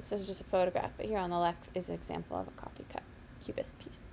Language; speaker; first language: English; native; English